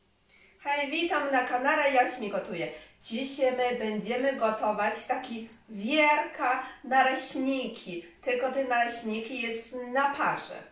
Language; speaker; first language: Polish; non-native, learner; Chinese